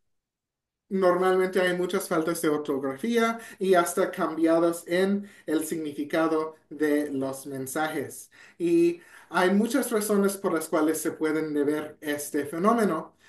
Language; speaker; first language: Spanish; non-native, fluent; English